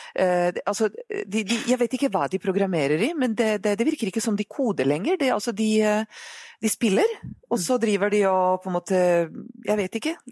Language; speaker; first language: Norwegian; non-native, fluent; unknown